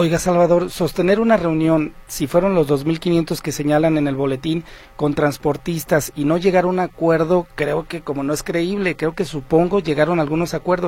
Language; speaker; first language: Spanish; native; Spanish